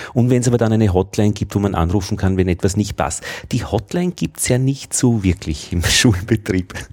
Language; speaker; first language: German; native; German